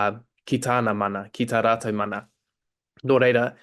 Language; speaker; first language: Māori; non-native, local second language; English